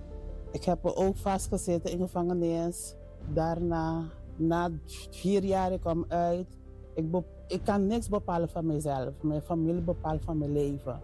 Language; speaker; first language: Dutch; non-native, learner; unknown